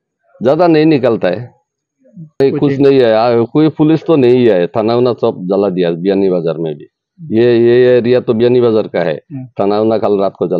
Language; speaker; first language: Hindi; non-native, learner; Bangla